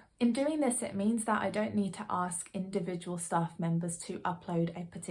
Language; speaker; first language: English; native; English